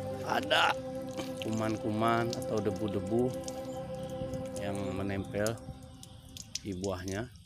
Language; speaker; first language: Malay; non-native, local second language; Achinese